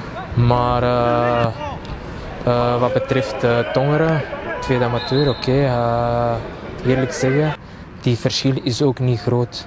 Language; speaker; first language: Dutch; non-native, local second language; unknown